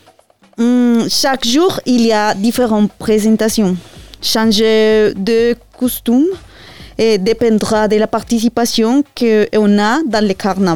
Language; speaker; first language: French; non-native, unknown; Spanish